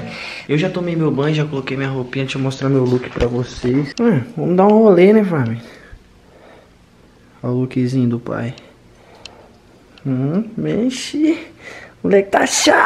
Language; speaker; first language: Portuguese; native; Portuguese